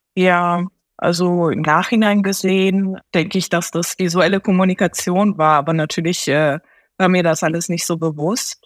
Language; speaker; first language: German; early bilingual, other home language; Japanese